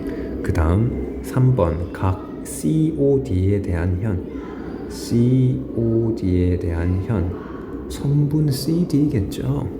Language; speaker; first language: Korean; native; Korean